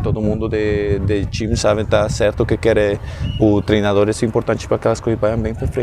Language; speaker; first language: Portuguese; non-native, learner; Spanish